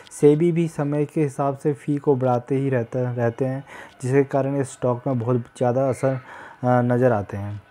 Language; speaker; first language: Hindi; native; Hindi